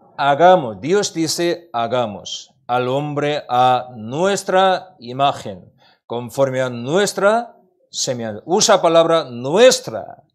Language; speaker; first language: Spanish; non-native, learner; Korean